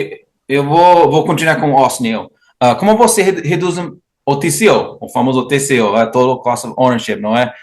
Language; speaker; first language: Portuguese; non-native, fluent; English